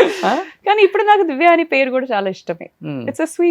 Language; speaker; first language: Telugu; non-native, fluent; Malayalam